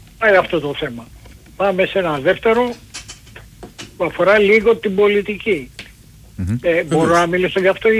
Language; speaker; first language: Greek; native; Greek